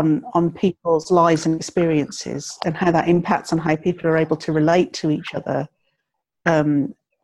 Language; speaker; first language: English; native; English